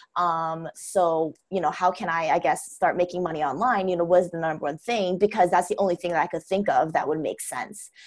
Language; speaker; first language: English; non-native, fluent; Chinese